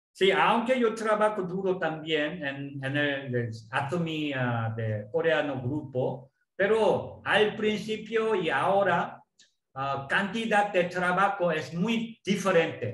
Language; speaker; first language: Spanish; non-native, learner; Korean